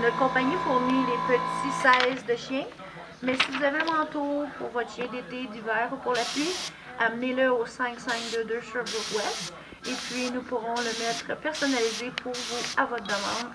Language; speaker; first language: French; native; French